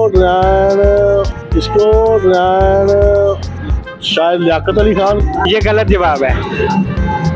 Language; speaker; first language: Urdu; native; Urdu